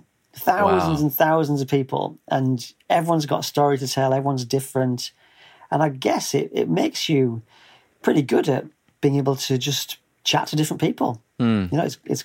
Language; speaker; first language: English; native; English